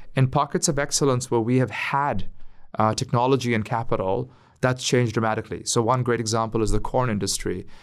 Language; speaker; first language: English; non-native, local second language; Urdu